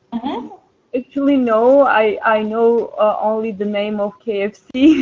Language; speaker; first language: English; non-native, learner; Armenian